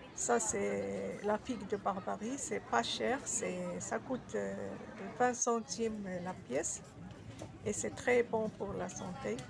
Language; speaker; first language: French; non-native, local second language; Arabic